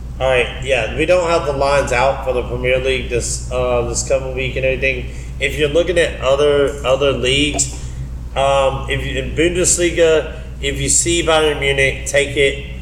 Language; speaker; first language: English; native; English